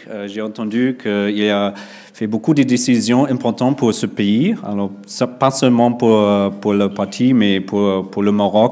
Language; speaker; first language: French; non-native, fluent; German